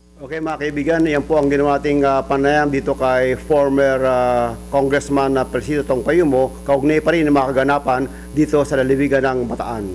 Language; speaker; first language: Filipino; native; Filipino